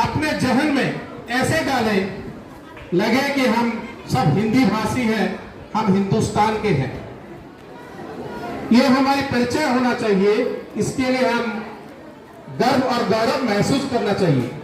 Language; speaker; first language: Hindi; non-native, local second language; Odia